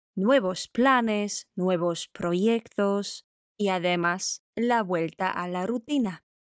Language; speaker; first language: Spanish; non-native, fluent; Polish